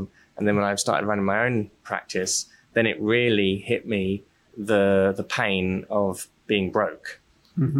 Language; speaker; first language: English; native; English